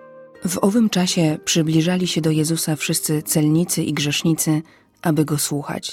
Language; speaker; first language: Polish; native; Polish